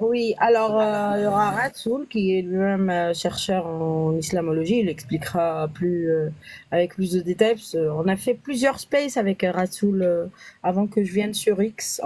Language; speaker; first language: French; native; French